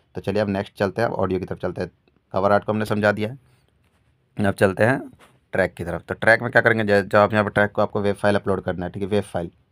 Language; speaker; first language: Hindi; native; Hindi